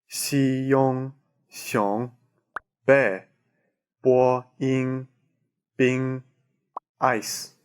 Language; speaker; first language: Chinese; non-native, learner; English